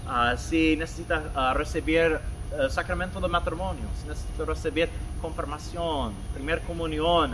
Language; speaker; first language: Spanish; non-native, fluent; English